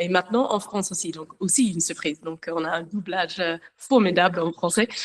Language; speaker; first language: French; non-native, learner; English